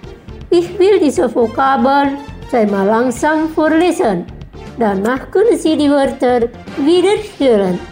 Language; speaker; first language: German; non-native, learner; Indonesian